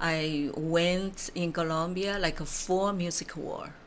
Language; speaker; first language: English; non-native, learner; Chinese